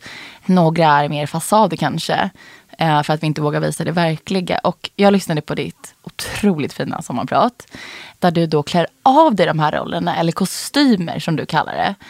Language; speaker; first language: Swedish; native; Swedish